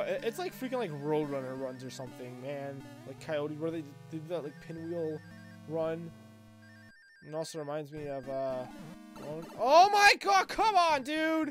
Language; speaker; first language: English; native; English